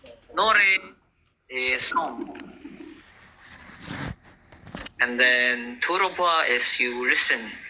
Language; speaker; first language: English; non-native, learner; Korean